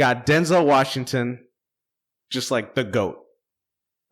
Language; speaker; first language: English; native; English